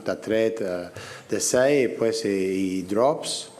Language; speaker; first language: Spanish; non-native, learner; English